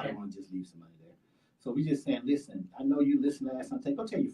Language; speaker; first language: English; native; English